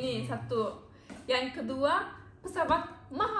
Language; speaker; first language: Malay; non-native, learner; Turkish